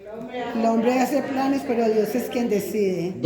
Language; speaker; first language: Spanish; native; Spanish